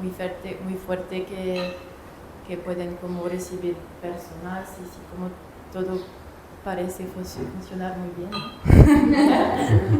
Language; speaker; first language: Spanish; non-native, learner; French